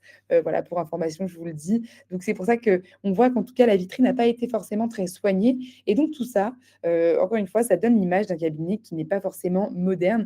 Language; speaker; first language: French; native; French